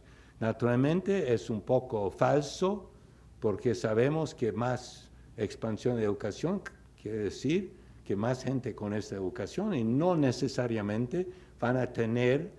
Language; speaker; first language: Spanish; non-native, fluent; English